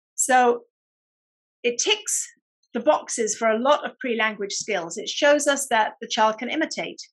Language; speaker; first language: English; native; English